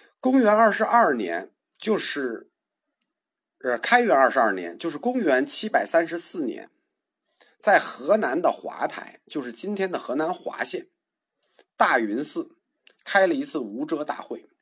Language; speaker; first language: Chinese; native; Chinese